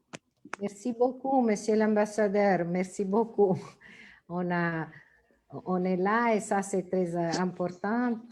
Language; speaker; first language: French; non-native, fluent; Italian